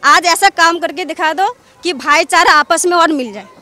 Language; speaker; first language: Hindi; native; Hindi